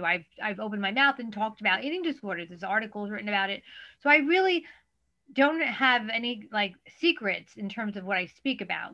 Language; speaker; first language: English; native; English